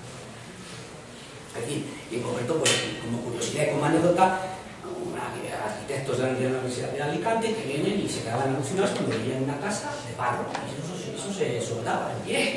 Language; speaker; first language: Spanish; native; Spanish